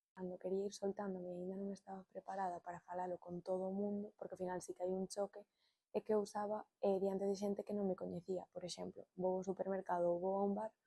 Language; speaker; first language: Galician; non-native, local second language; Spanish